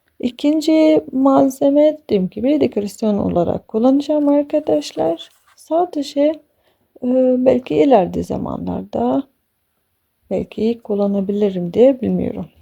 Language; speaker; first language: Turkish; non-native, fluent; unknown